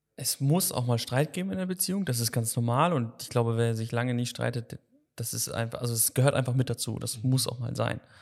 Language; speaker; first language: German; native; German